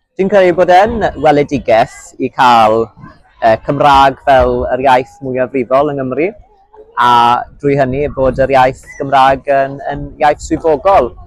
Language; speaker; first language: Welsh; native; Welsh